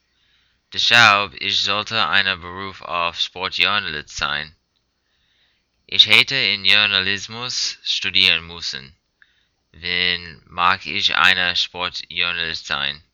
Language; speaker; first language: German; non-native, learner; English